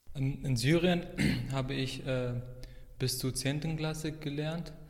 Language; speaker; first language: German; non-native, fluent; Arabic